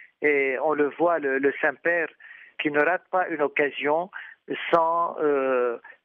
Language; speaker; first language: French; non-native, fluent; Arabic